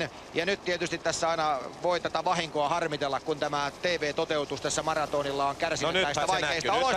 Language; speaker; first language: Finnish; native; Finnish